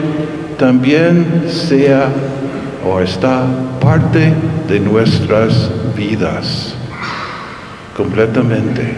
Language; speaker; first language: Spanish; non-native, fluent; English